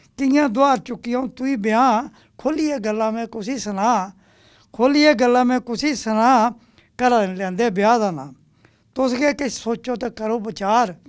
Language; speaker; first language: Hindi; non-native, local second language; Dogri